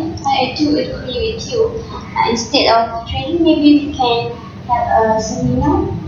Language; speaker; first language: English; non-native, learner; Malay